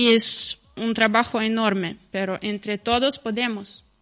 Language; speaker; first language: Spanish; non-native, fluent; Ukrainian